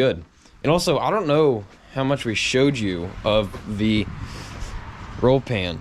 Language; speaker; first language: English; native; English